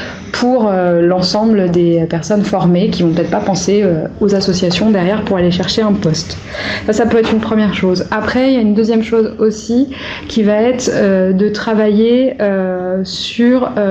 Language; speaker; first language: French; native; French